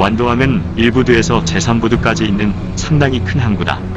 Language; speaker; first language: Korean; native; Korean